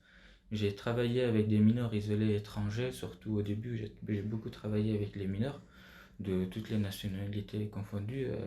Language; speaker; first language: French; non-native, fluent; Persian